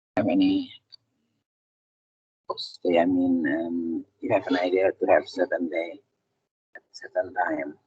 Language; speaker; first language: English; non-native, fluent; Indonesian